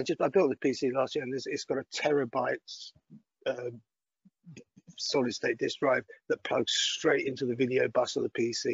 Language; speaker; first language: English; native; English